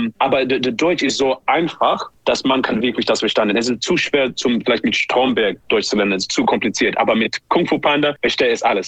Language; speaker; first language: German; non-native, learner; English